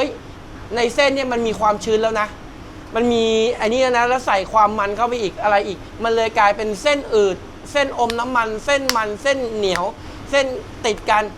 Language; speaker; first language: Thai; native; Thai